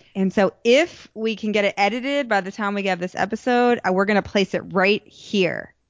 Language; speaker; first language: English; native; English